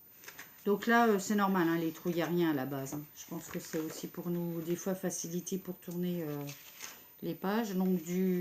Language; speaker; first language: French; native; French